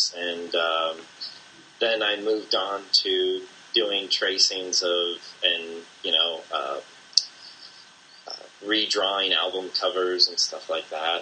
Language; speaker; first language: English; native; English